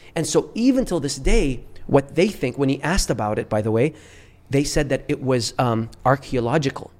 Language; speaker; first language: English; early bilingual, other home language; Arabic